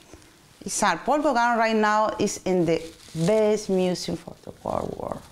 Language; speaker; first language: English; non-native, learner; Spanish